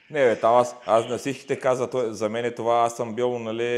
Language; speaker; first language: Bulgarian; non-native, fluent; Romanian